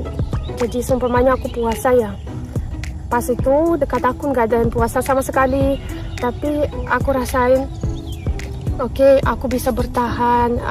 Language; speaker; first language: Indonesian; non-native, fluent; Russian